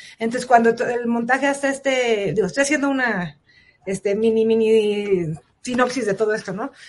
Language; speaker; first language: Spanish; native; Spanish